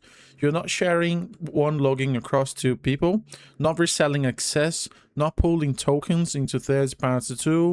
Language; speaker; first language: English; non-native, fluent; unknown